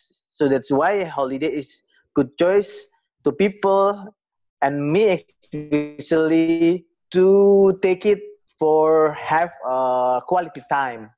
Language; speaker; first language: English; non-native, learner; Indonesian